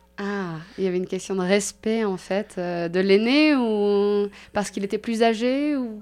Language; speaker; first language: French; native; French